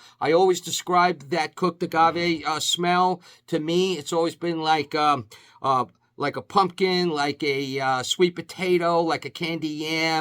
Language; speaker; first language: English; native; English